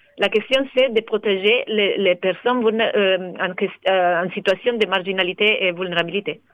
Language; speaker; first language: French; non-native, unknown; Italian